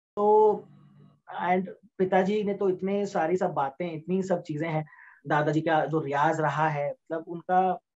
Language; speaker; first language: Hindi; native; Hindi